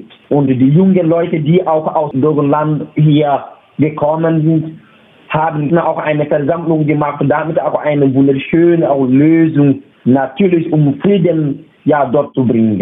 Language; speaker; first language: German; non-native, fluent; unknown